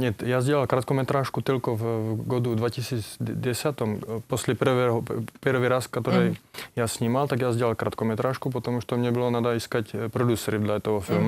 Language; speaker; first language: Russian; non-native, learner; Czech